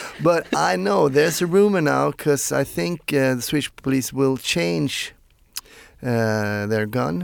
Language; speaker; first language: English; non-native, fluent; Swedish